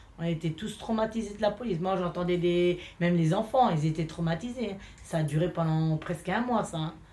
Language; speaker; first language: French; non-native, local second language; Romany